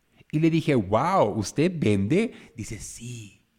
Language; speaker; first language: Spanish; native; Spanish